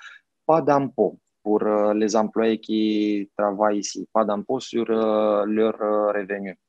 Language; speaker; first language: French; non-native, fluent; Romanian